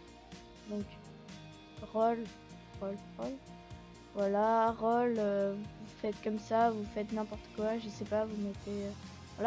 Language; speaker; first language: French; native; French